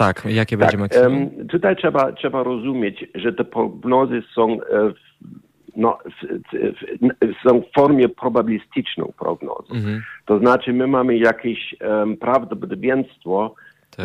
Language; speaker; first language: Polish; non-native, learner; German